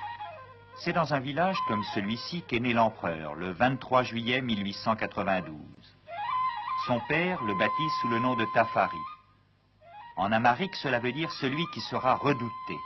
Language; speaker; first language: French; native; French